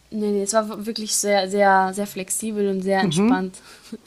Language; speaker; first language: German; non-native, fluent; Arabic